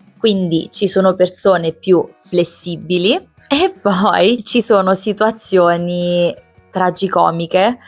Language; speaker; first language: Italian; native; Italian